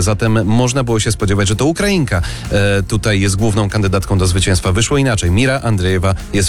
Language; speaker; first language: Polish; native; Polish